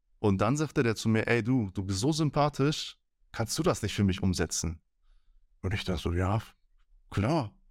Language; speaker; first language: German; early bilingual, other home language; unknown